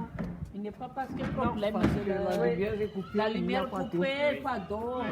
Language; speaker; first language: French; non-native, local second language; Malagasy